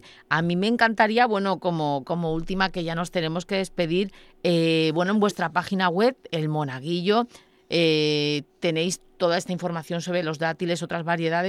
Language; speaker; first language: Spanish; native; Spanish